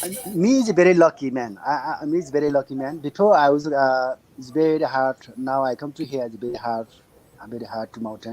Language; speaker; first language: English; non-native, learner; Nepali